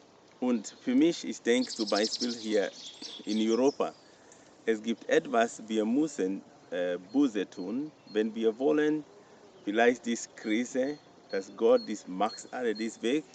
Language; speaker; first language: German; non-native, fluent; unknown